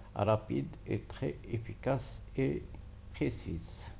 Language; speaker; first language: French; non-native, local second language; Arabic